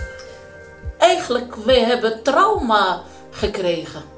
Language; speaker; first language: Dutch; non-native, learner; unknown